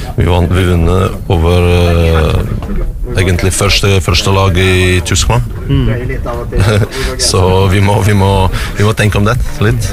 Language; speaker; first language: Norwegian; non-native, fluent; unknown